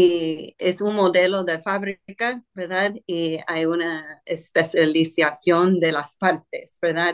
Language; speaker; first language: Spanish; non-native, fluent; English